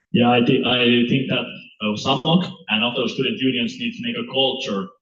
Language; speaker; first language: English; non-native, fluent; Finnish